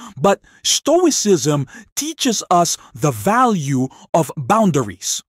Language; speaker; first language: English; non-native, local second language; Filipino